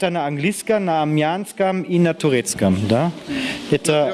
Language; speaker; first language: Russian; non-native, fluent; German